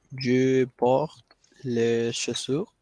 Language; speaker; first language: French; non-native, learner; Spanish